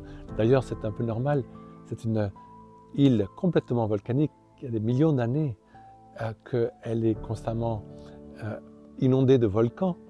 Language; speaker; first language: French; native; French